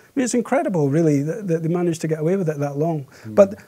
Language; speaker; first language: English; native; English